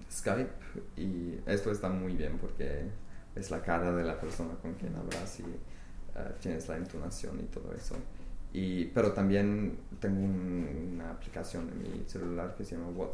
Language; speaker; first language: Spanish; non-native, fluent; English